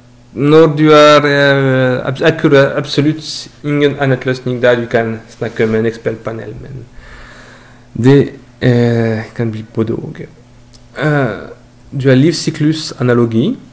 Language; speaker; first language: Norwegian; non-native, fluent; French